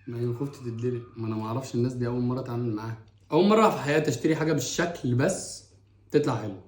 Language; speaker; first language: Arabic; native; Arabic